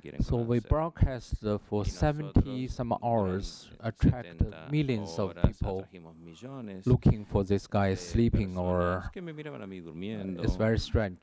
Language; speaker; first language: English; non-native, learner; Chinese